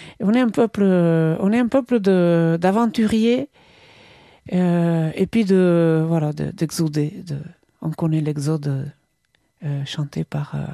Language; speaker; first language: French; non-native, local second language; Basque